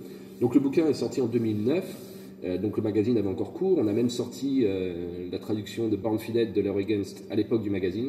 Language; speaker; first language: French; native; French